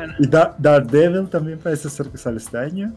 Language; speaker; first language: Spanish; native; Spanish